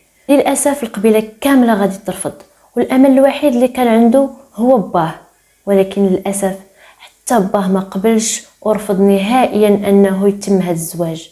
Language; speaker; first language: Arabic; native; Arabic